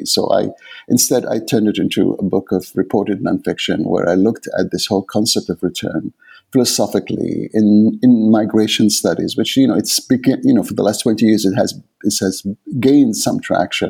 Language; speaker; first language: English; non-native, fluent; Arabic